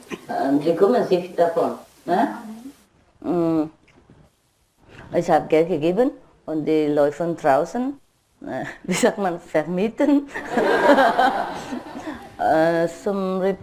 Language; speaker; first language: German; non-native, learner; Vietnamese